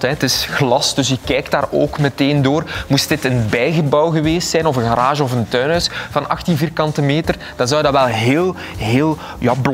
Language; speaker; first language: Dutch; native; Dutch